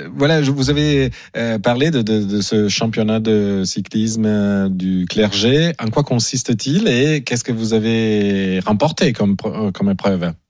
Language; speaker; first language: French; non-native, fluent; Italian